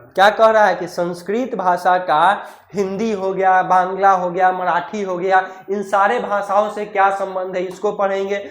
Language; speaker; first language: Hindi; native; Hindi